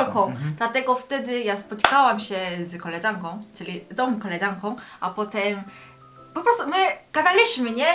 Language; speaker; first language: Polish; non-native, learner; Korean